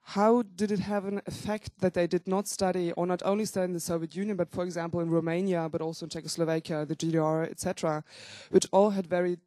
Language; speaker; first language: English; non-native, fluent; German